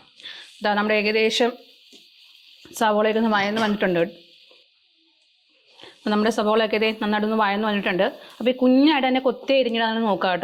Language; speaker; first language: Malayalam; native; Malayalam